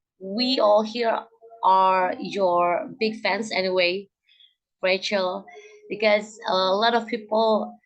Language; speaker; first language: English; non-native, learner; Indonesian